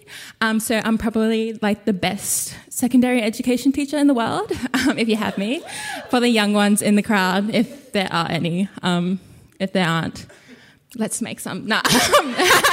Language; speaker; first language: English; non-native, local second language; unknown